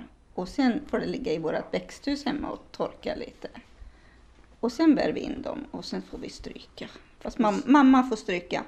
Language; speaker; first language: Swedish; native; Swedish